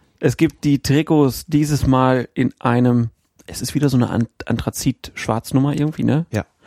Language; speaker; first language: German; native; German